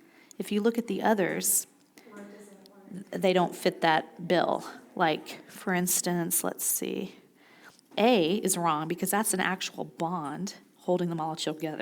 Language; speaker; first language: English; native; English